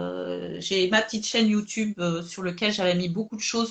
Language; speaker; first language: French; native; French